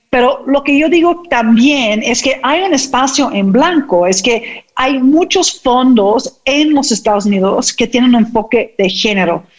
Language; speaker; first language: Spanish; non-native, fluent; English